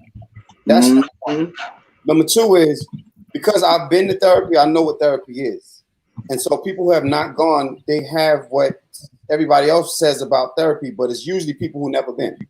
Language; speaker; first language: English; native; English